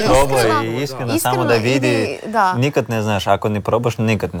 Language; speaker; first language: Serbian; non-native, learner; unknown